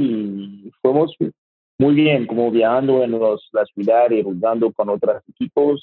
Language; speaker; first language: Spanish; non-native, learner; French